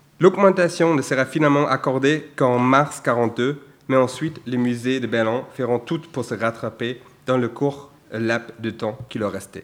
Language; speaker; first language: French; non-native, fluent; German